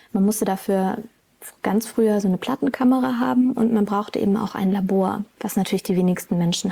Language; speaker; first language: German; native; German